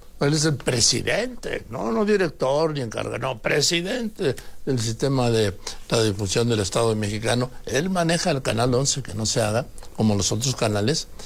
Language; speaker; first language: Spanish; native; Spanish